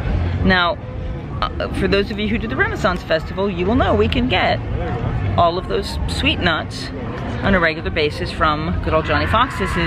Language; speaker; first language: English; native; English